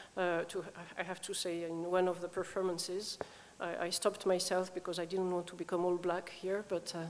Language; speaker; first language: English; non-native, fluent; French